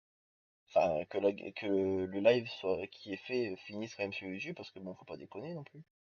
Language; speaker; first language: French; native; French